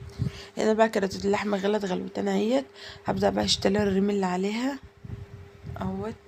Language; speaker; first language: Arabic; native; Arabic